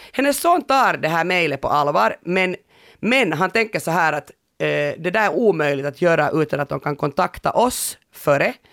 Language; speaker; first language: Swedish; native; Swedish